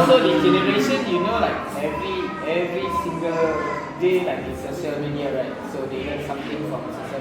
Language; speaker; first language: English; non-native, fluent; Indonesian